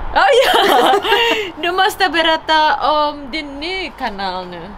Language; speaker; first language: Swedish; non-native, learner; Indonesian